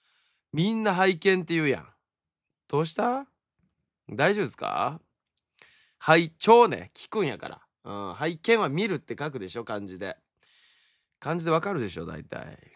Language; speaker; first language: Japanese; native; Japanese